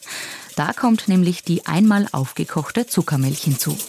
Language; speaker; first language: German; native; German